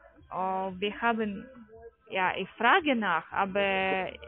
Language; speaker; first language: German; non-native, learner; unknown